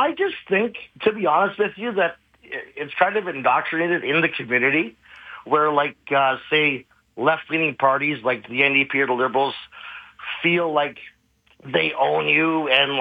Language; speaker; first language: English; native; English